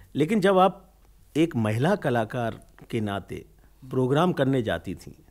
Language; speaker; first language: Hindi; native; Hindi